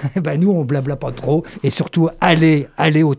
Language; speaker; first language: French; native; French